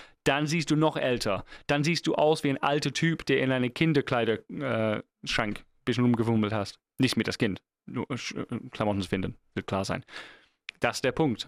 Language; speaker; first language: German; non-native, fluent; English